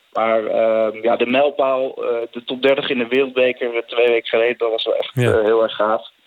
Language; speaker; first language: Dutch; native; Dutch